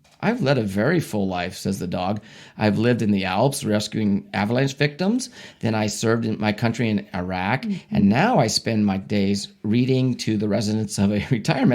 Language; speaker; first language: English; native; English